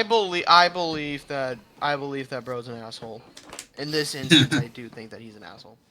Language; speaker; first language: English; native; English